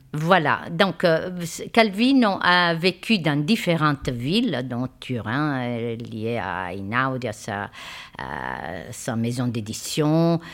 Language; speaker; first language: French; non-native, fluent; Italian